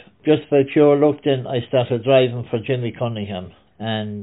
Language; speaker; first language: English; native; English